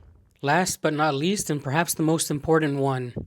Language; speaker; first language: English; native; English